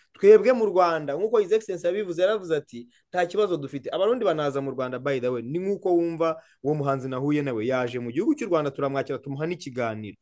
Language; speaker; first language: Kinyarwanda; native; Kinyarwanda